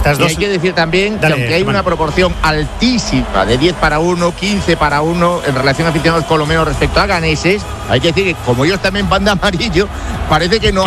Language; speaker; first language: Spanish; native; Spanish